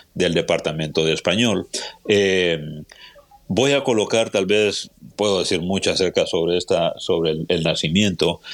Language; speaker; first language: Spanish; native; Spanish